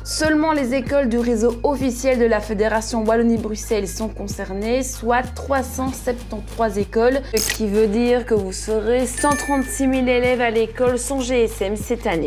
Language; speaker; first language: French; native; French